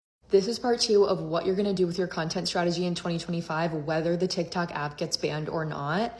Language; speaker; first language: English; native; English